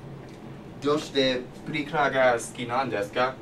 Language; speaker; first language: Japanese; non-native, learner; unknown